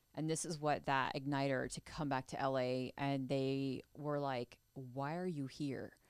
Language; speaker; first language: English; native; English